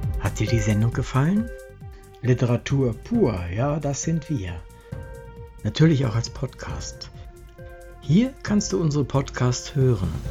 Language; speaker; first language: German; native; German